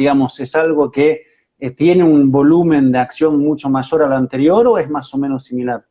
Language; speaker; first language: Spanish; native; Spanish